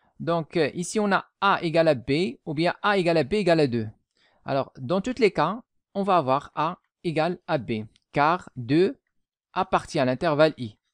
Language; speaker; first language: French; non-native, local second language; Arabic